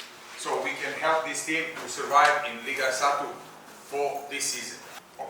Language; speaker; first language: English; non-native, fluent; Indonesian